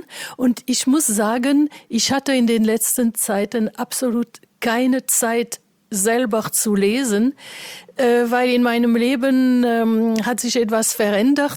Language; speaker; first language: German; non-native, fluent; French